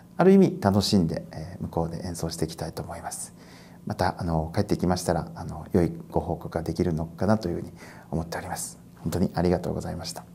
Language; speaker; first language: Japanese; native; Japanese